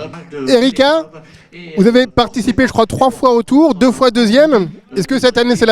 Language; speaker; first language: French; native; French